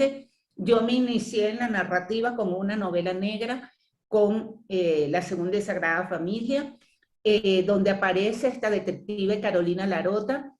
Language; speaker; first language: Spanish; native; Spanish